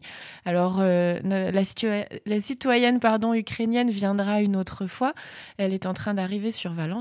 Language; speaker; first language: French; native; French